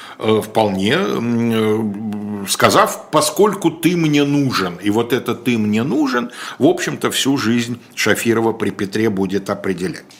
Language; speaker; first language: Russian; native; Russian